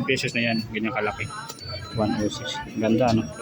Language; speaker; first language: Filipino; native; Filipino